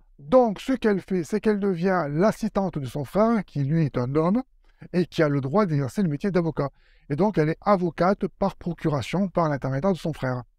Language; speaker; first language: French; native; French